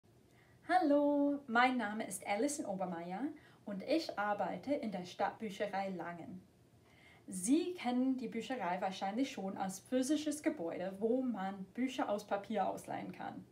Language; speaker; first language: German; non-native, fluent; English